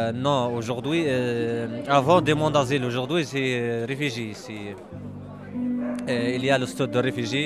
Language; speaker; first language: French; non-native, learner; Arabic